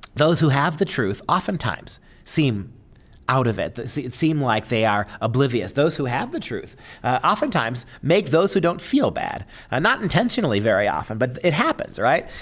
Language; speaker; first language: English; native; English